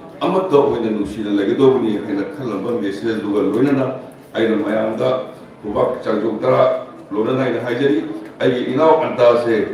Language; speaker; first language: Manipuri; native; Manipuri